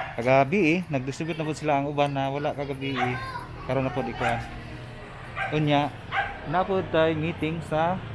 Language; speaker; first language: Cebuano; native; Cebuano